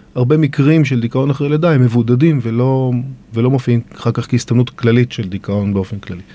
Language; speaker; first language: Hebrew; native; Hebrew